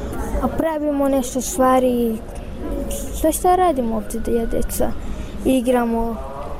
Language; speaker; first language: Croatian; non-native, learner; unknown